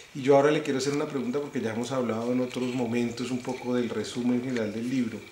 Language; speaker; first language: Spanish; native; Spanish